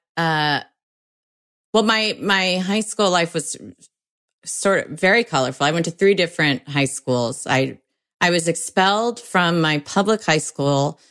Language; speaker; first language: English; native; English